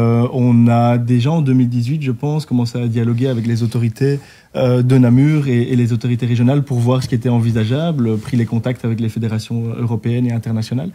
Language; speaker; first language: French; native; French